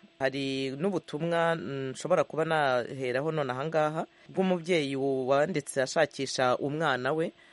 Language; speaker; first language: Kinyarwanda; native; Kinyarwanda